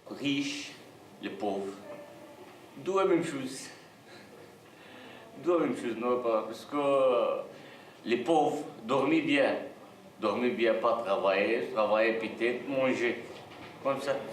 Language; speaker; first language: French; non-native, learner; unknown